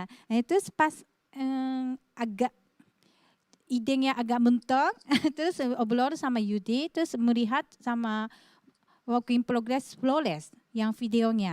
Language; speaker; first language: Indonesian; non-native, fluent; Japanese